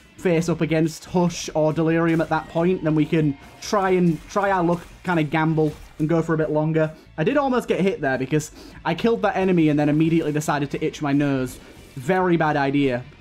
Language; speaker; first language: English; native; English